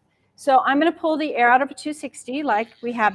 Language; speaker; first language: English; native; English